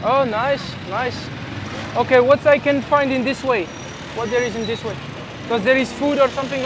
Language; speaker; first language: English; non-native, learner; French